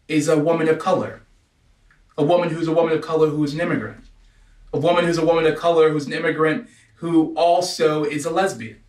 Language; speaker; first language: English; native; English